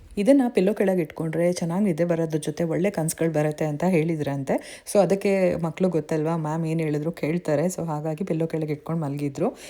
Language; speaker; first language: Kannada; native; Kannada